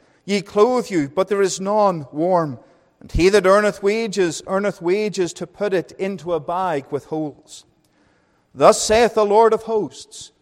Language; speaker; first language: English; native; English